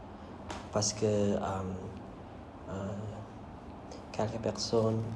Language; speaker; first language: French; non-native, learner; Khmer